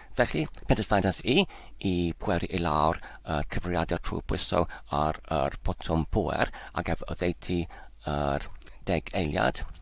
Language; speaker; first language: Welsh; non-native, learner; Polish